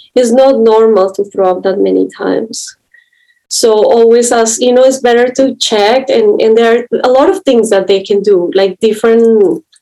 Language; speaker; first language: English; non-native, fluent; Spanish